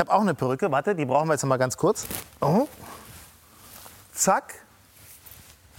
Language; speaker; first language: German; native; German